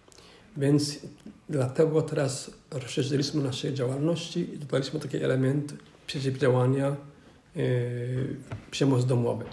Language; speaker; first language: Polish; non-native, fluent; Somali